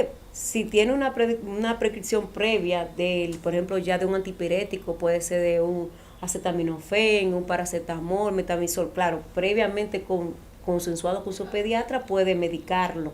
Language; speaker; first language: Spanish; native; Spanish